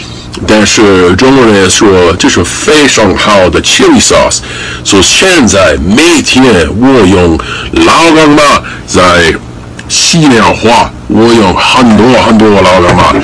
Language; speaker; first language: Chinese; non-native, learner; English